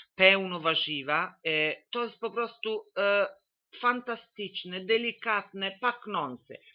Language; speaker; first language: Polish; non-native, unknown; Italian